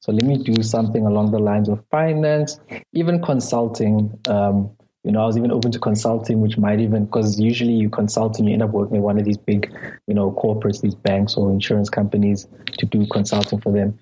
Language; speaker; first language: English; non-native, local second language; Zulu